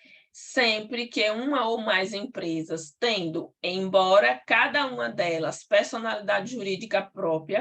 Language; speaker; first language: Portuguese; native; Portuguese